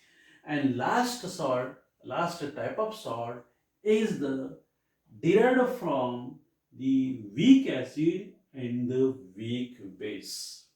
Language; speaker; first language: English; non-native, local second language; Marathi